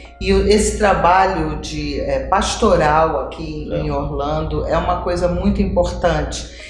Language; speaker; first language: Portuguese; native; Portuguese